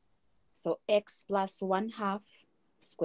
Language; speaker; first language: English; non-native, local second language; Filipino